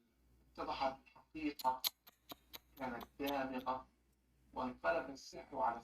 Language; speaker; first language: Arabic; native; Arabic